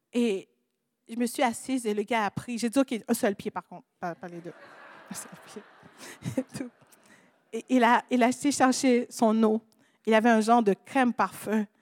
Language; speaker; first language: French; non-native, local second language; Haitian Creole